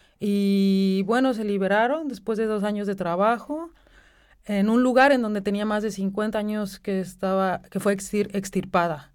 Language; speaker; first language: Spanish; native; Spanish